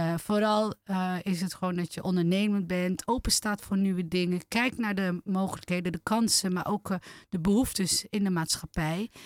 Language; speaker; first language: Dutch; early bilingual, other home language; Turkish